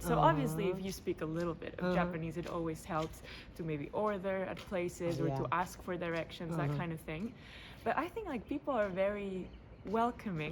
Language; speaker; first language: English; non-native, fluent; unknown